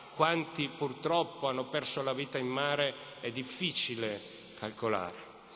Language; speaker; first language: Italian; native; Italian